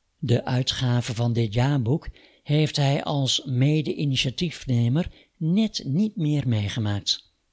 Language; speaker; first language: Dutch; native; Dutch